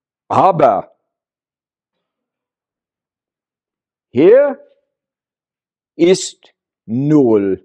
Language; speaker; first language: German; non-native, learner; English